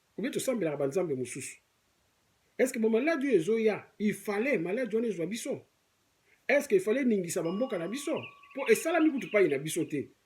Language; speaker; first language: Lingala; non-native, local second language; Kongo